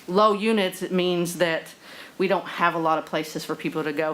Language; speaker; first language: English; native; English